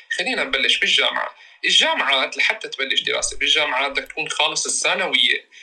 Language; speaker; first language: Arabic; native; Arabic